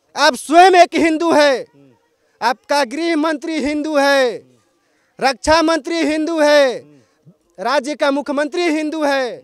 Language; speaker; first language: Hindi; native; Hindi